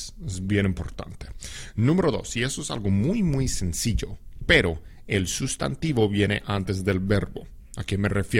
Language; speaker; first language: Spanish; non-native, fluent; English